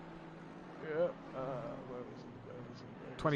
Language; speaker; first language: English; native; English